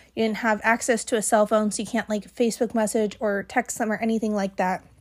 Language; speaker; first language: English; native; English